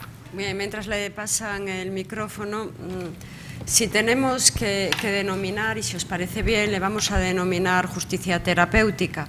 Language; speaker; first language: Spanish; native; Spanish